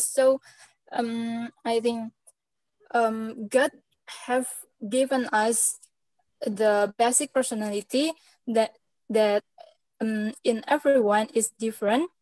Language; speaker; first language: English; non-native, learner; Indonesian